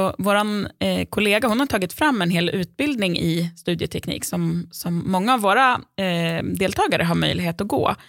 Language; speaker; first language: Swedish; native; Swedish